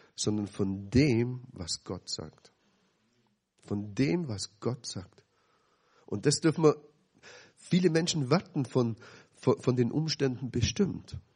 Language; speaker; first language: German; native; German